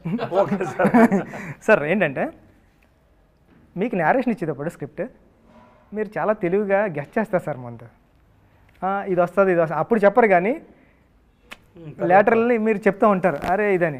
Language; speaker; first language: Telugu; native; Telugu